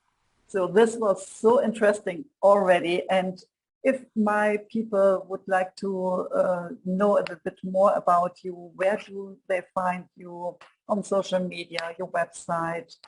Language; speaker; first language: English; non-native, fluent; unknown